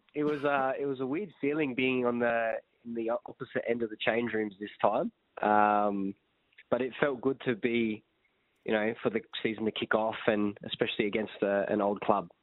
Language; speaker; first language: English; native; English